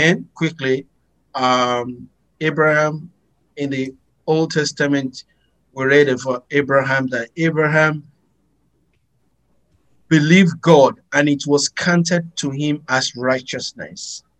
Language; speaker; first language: English; non-native, local second language; Yoruba